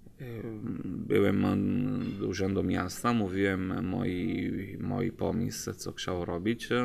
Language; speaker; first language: Polish; non-native, learner; Italian